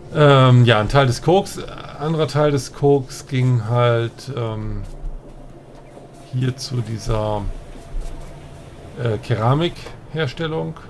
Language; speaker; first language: German; native; German